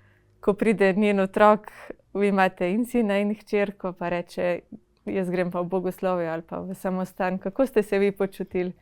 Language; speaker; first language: Slovenian; native; Slovenian